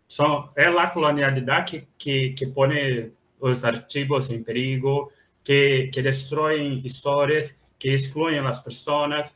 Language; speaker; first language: Spanish; non-native, fluent; Portuguese